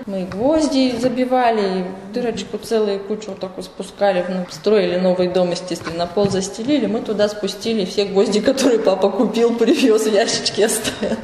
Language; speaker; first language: Russian; native; Russian